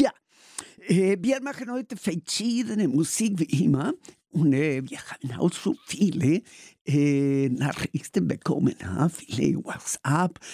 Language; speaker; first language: German; non-native, learner; Spanish